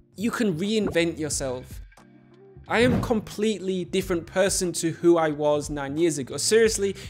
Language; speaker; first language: English; native; English